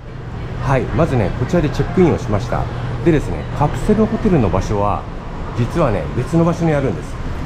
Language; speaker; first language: Japanese; native; Japanese